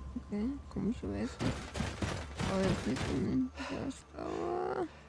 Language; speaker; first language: German; native; German